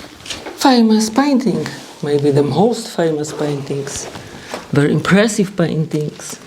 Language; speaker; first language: English; non-native, fluent; Polish